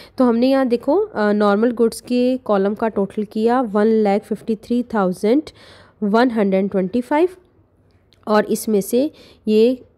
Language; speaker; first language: Hindi; non-native, local second language; Punjabi